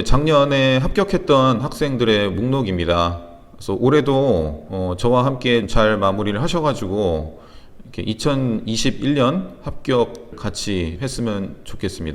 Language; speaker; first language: Korean; native; Korean